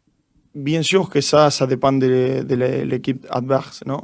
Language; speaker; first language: French; non-native, learner; Spanish